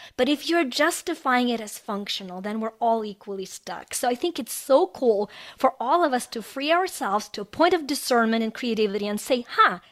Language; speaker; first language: English; non-native, fluent; Ukrainian